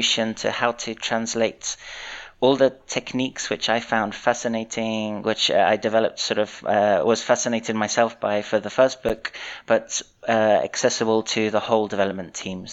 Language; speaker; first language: English; native; English